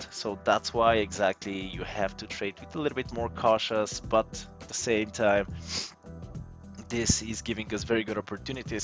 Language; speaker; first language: English; non-native, fluent; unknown